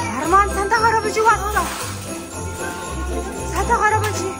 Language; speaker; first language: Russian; non-native, local second language; Kazakh